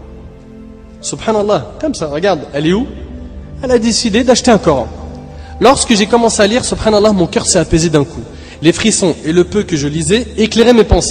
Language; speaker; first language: French; native; French